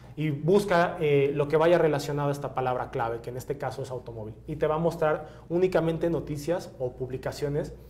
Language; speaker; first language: Spanish; native; Spanish